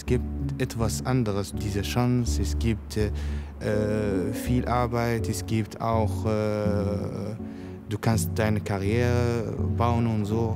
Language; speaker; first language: German; non-native, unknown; Arabic